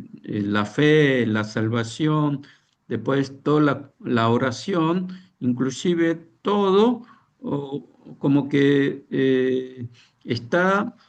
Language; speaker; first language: Spanish; non-native, fluent; Korean